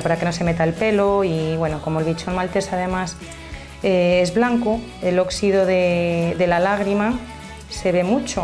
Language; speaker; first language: Spanish; native; Spanish